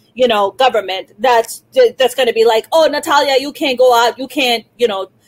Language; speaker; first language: English; non-native, local second language; Urdu